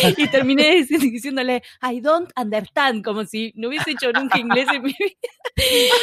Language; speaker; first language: Spanish; native; Spanish